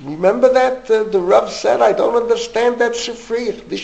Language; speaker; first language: English; native; English